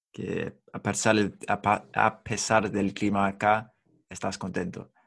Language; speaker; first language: Spanish; non-native, fluent; English